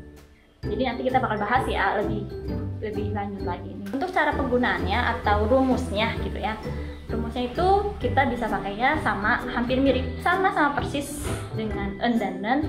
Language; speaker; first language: Indonesian; native; Indonesian